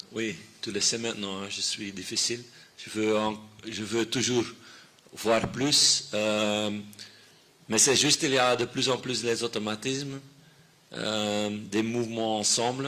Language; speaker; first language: French; non-native, fluent; Dutch